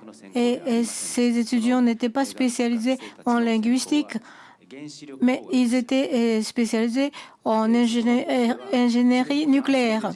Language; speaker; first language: French; non-native, fluent; Japanese